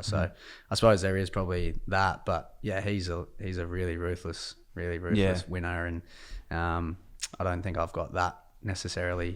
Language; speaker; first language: English; native; English